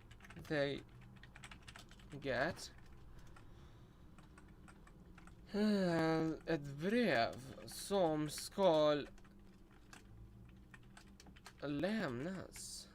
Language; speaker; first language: Swedish; non-native, learner; Russian